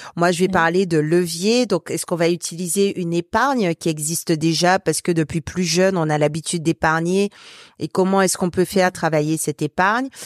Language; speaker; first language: French; native; French